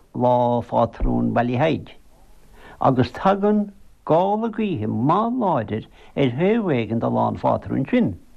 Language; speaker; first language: Irish; native; Irish